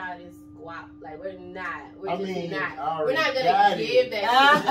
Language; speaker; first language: English; native; English